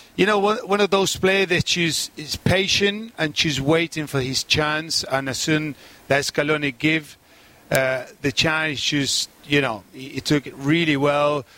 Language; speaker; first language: English; non-native, fluent; Spanish